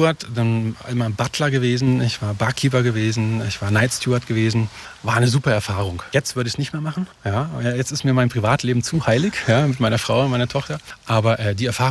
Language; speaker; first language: German; native; German